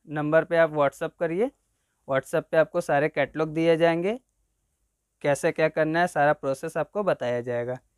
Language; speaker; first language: Hindi; native; Hindi